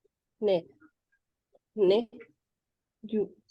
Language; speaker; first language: Korean; non-native, learner; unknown